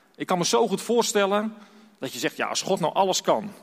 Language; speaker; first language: Dutch; native; Dutch